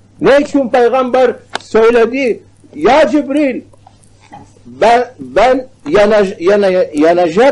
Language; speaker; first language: Turkish; non-native, learner; Arabic